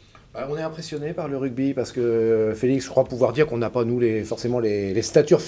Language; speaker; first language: French; native; French